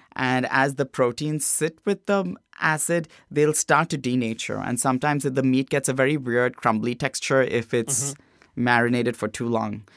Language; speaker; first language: English; non-native, local second language; Hindi